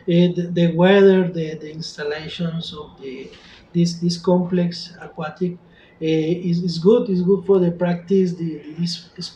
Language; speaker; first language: English; non-native, learner; Spanish